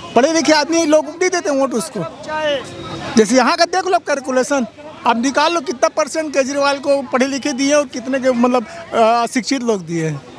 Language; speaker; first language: Hindi; native; Hindi